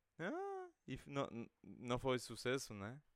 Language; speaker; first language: Portuguese; non-native, fluent; Spanish